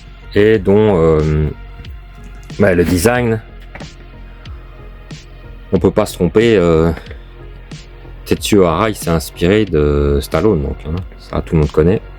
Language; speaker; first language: French; native; French